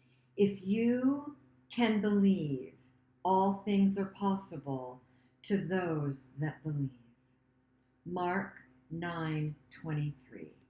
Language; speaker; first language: English; native; English